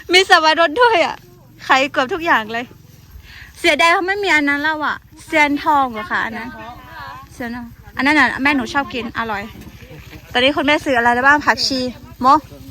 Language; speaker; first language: Thai; non-native, local second language; Karen languages